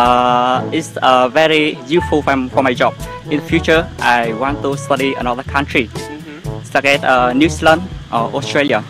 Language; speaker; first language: English; non-native, learner; Vietnamese